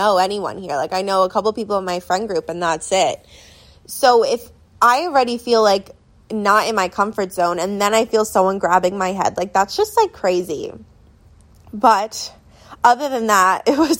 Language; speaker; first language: English; native; English